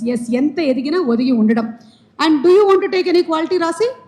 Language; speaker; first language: Telugu; native; Telugu